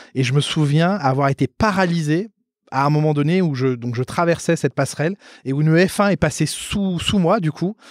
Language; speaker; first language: French; native; French